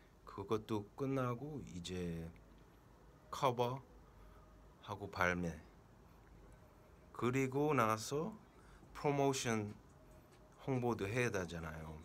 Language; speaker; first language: Korean; early bilingual, heritage; Korean